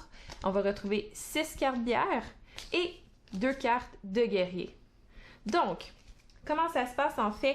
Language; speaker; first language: French; native; French